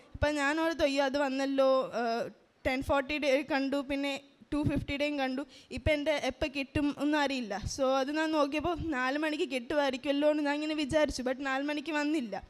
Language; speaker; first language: Malayalam; early bilingual, heritage; Malayalam